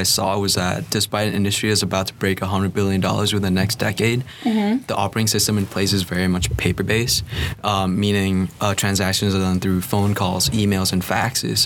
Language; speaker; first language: English; non-native, fluent; Vietnamese